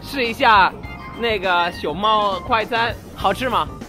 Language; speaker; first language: Chinese; non-native, fluent; Spanish